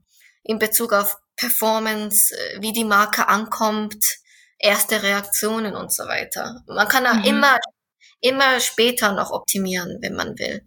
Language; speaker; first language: German; non-native, fluent; Korean